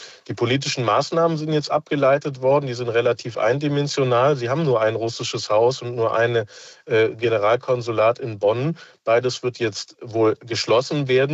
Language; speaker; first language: German; native; German